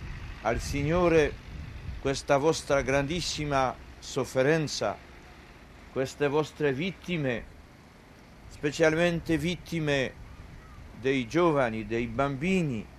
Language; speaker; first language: Italian; non-native, fluent; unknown